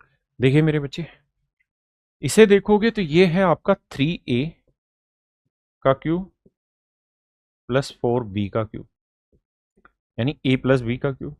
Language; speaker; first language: Hindi; native; Hindi